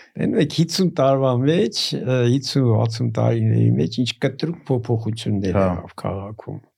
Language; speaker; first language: Armenian; native; Armenian